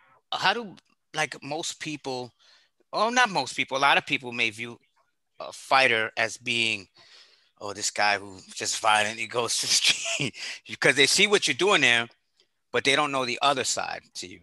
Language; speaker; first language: English; early bilingual, other home language; Spanish